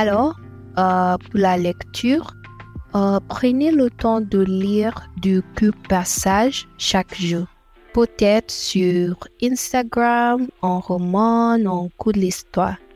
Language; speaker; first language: French; non-native, learner; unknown